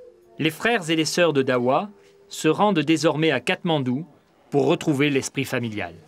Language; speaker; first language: French; native; French